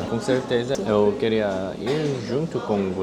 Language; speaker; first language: Portuguese; non-native, learner; Korean